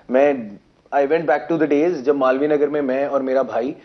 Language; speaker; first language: Hindi; native; Hindi